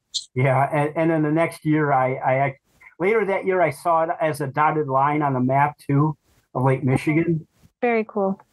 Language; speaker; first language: English; native; English